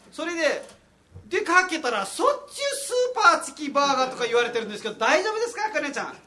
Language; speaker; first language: Japanese; non-native, fluent; Nepali